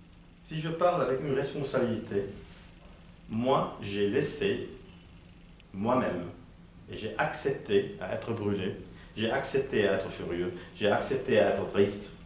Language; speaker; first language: French; non-native, local second language; Arabic